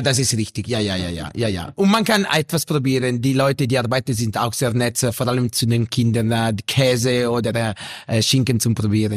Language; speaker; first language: German; non-native, local second language; Italian